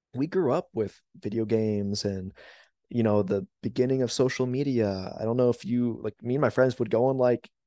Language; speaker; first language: English; native; English